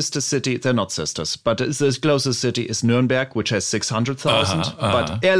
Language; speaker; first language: English; non-native, fluent; German